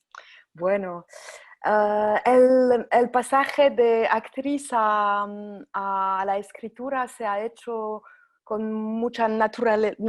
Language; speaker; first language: Spanish; non-native, fluent; French